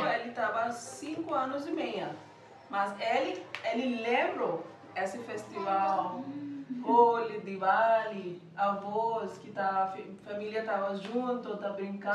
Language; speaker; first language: Portuguese; non-native, learner; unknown